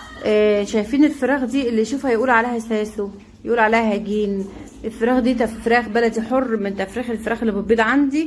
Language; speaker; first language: Arabic; native; Arabic